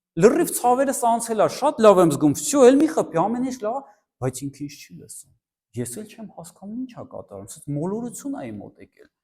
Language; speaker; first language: Armenian; early bilingual, heritage; Armenian